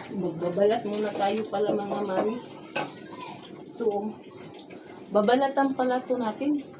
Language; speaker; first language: Filipino; non-native, local second language; Cebuano